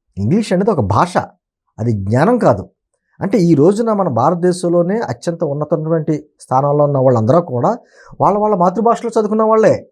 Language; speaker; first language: Telugu; native; Telugu